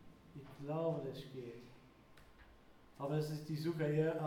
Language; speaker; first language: German; non-native, fluent; English